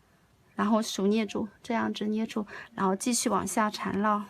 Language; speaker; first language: Chinese; native; Chinese